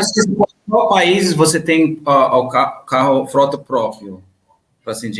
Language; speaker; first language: Portuguese; non-native, learner; English